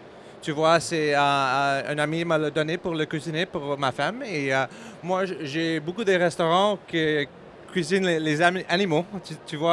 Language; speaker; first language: French; non-native, learner; English